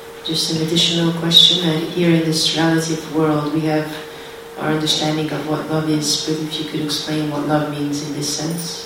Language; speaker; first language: English; non-native, fluent; Hungarian